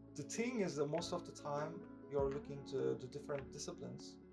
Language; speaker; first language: English; non-native, fluent; Turkish